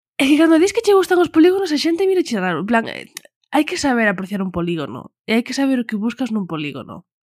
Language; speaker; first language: Galician; non-native, local second language; Spanish